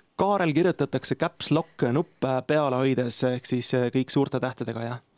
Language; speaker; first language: Estonian; native; Estonian